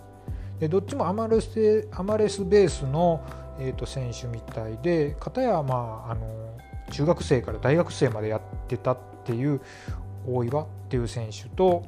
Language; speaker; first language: Japanese; native; Japanese